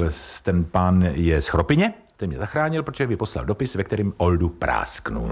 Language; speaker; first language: Czech; native; Czech